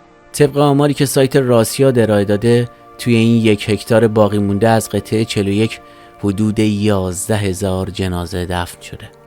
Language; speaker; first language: Persian; native; Persian